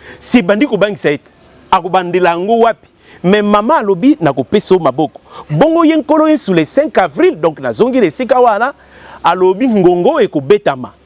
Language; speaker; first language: Lingala; non-native, local second language; Kongo